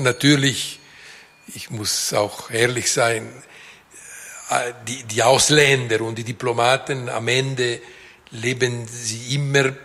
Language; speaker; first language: German; non-native, local second language; Italian